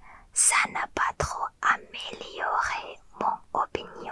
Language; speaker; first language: French; non-native, learner; Thai